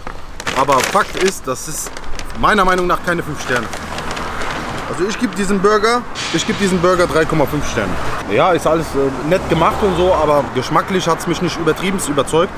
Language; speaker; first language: German; non-native, local second language; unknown